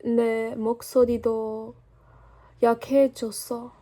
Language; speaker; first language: Korean; non-native, learner; English